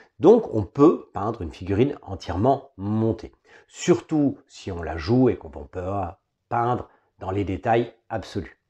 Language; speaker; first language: French; native; French